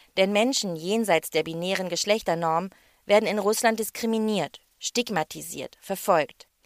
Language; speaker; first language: German; native; German